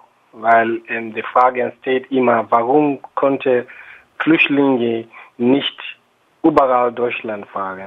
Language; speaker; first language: German; non-native, fluent; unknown